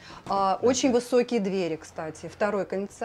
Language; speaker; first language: Russian; native; Russian